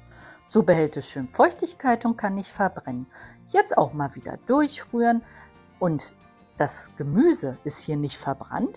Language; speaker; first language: German; native; German